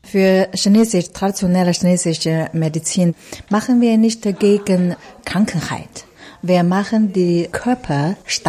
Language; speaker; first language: German; non-native, learner; Chinese